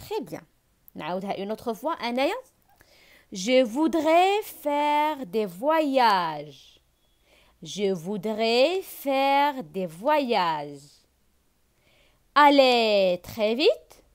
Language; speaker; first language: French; non-native, fluent; Arabic